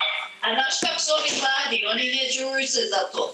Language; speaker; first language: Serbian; early bilingual, heritage; Serbian